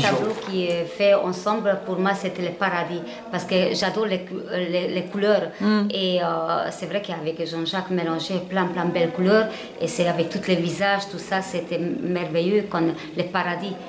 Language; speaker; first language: French; non-native, learner; Hungarian